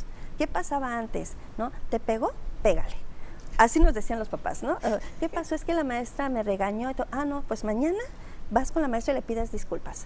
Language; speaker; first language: Spanish; native; Spanish